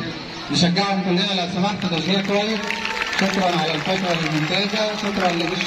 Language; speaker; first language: Arabic; native; Arabic